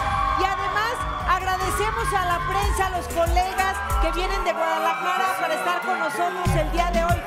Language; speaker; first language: Spanish; native; Spanish